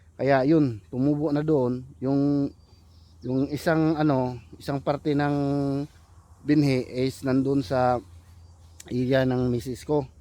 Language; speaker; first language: Filipino; non-native, local second language; Cebuano